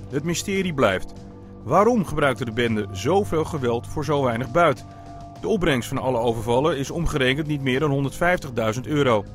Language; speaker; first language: Dutch; native; Dutch